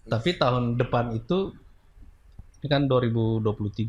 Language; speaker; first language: Indonesian; native; Indonesian